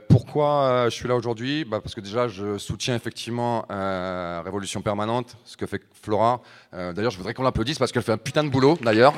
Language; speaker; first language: French; native; French